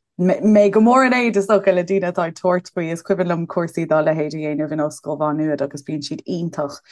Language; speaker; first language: Irish; native; Irish